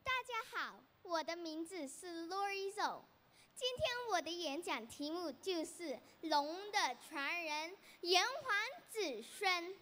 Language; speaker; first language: Chinese; early bilingual, heritage; Chinese